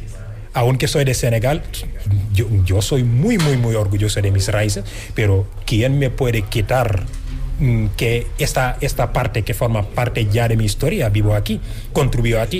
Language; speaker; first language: Spanish; non-native, fluent; Wolof